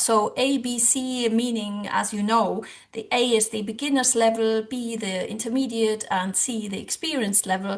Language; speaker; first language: English; non-native, fluent; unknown